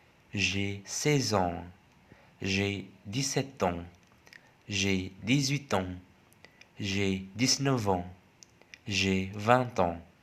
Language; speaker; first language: French; non-native, fluent; Indonesian